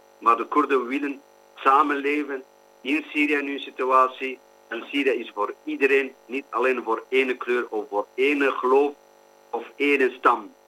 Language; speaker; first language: Dutch; non-native, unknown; Kurdish